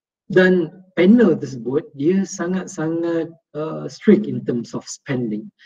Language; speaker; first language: English; non-native, local second language; Malay